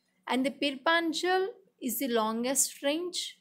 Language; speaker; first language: English; non-native, local second language; Telugu